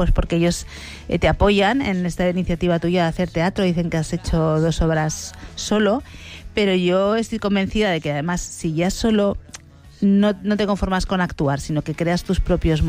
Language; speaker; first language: Spanish; native; Spanish